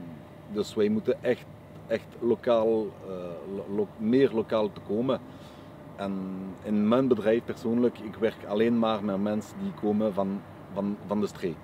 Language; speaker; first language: Dutch; non-native, local second language; French